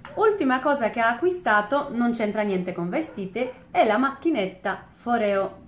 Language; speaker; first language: Italian; non-native, fluent; Polish